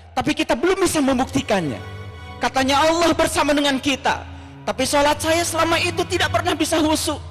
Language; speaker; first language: Indonesian; native; Indonesian